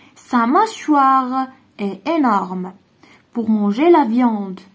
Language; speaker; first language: French; non-native, local second language; Arabic